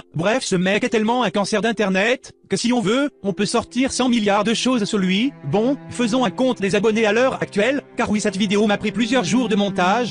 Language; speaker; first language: French; native; French